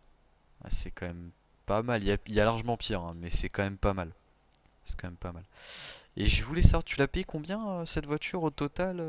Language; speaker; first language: French; native; French